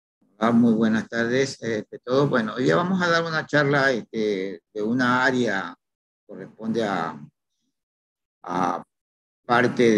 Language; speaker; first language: Spanish; native; Spanish